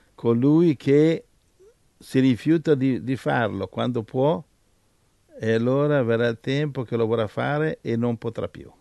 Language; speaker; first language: Italian; native; Italian